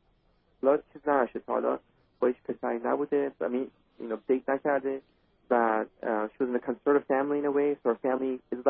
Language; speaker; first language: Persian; early bilingual, heritage; Persian